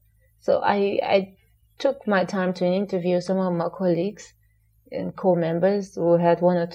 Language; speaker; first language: English; non-native, local second language; Hausa